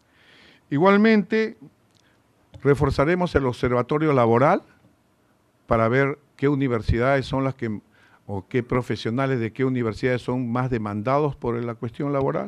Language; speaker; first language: Spanish; native; Spanish